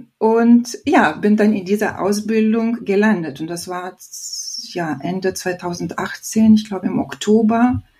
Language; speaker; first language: German; non-native, fluent; Lithuanian